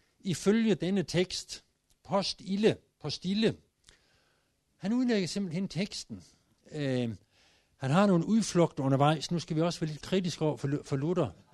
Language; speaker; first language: Danish; native; Danish